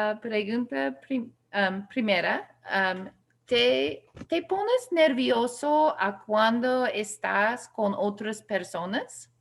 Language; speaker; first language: Spanish; non-native, learner; English